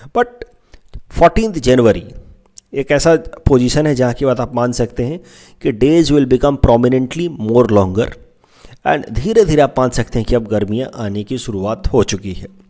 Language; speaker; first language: Hindi; non-native, local second language; Assamese